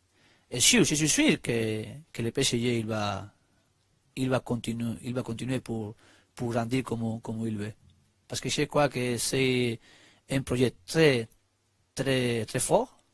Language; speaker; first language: French; non-native, learner; Spanish